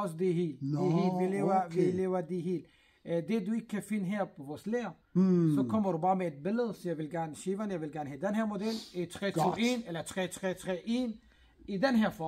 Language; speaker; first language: Danish; non-native, fluent; Kurdish